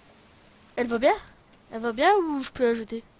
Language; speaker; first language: French; native; French